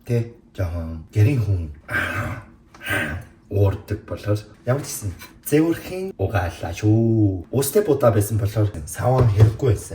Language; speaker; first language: Mongolian; non-native, learner; Korean